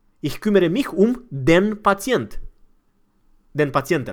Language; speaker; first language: German; non-native, fluent; Romanian